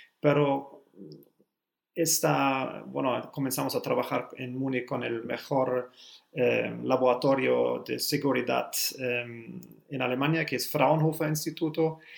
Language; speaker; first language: Spanish; non-native, learner; German